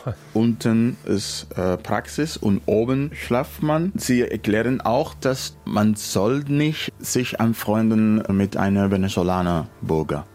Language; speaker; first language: German; non-native, fluent; Spanish